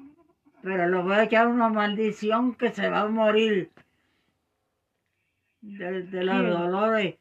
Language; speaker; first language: Spanish; native; Spanish